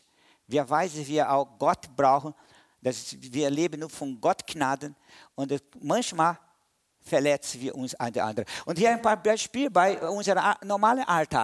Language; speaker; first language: German; non-native, fluent; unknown